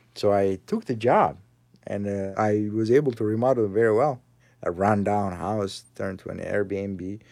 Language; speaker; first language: English; non-native, fluent; Tigrinya